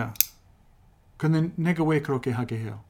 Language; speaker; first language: Korean; non-native, fluent; English